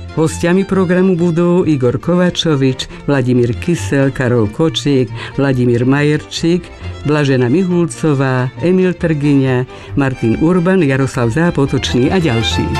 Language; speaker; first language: Slovak; native; Slovak